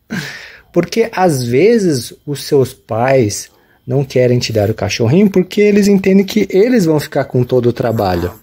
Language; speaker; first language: Portuguese; native; Portuguese